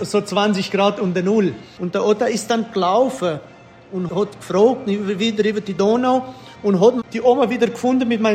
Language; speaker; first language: German; early bilingual, heritage; German